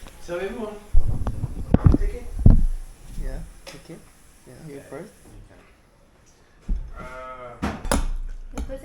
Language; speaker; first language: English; non-native, learner; Korean